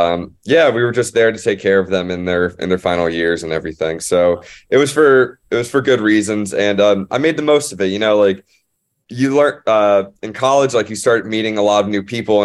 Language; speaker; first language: English; native; English